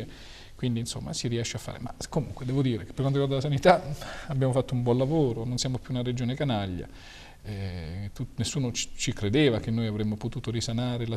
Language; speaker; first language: Italian; native; Italian